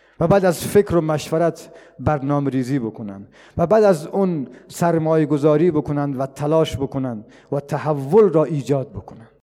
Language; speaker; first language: Persian; non-native, local second language; Baluchi